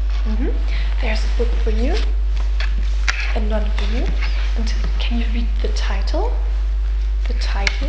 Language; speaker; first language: English; non-native, fluent; German